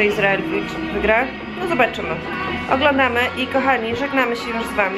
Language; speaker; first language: Polish; native; Polish